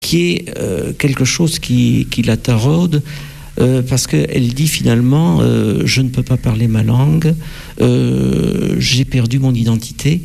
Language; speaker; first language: French; native; French